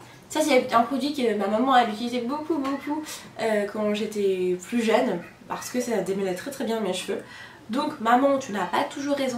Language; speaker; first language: French; native; French